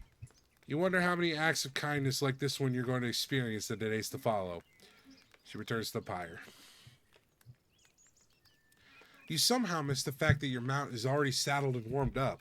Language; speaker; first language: English; native; English